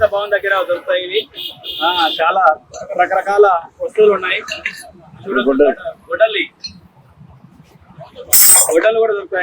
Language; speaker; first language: Telugu; native; Telugu